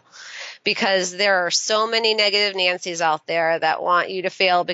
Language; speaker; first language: English; native; English